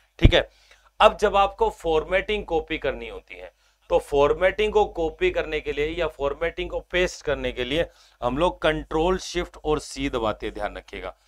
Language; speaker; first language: Hindi; native; Hindi